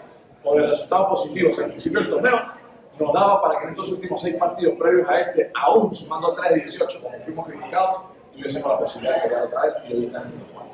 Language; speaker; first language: Spanish; native; Spanish